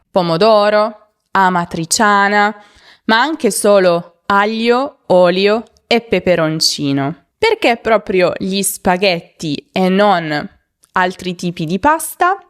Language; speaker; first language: Italian; native; Italian